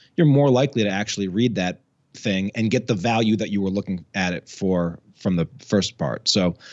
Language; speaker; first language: English; native; English